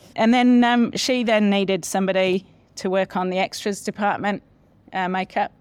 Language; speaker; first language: English; native; English